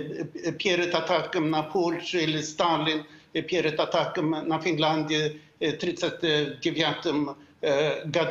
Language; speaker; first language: Russian; non-native, fluent; Swedish